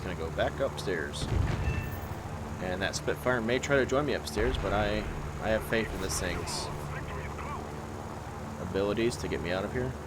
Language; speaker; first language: English; native; English